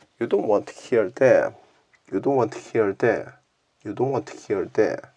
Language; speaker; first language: English; non-native, learner; Korean